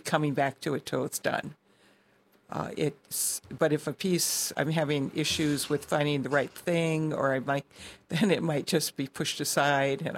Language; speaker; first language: English; native; English